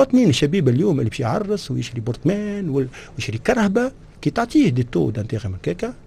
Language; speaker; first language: French; non-native, local second language; Arabic